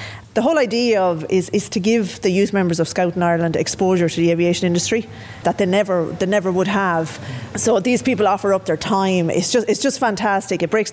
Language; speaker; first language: English; native; English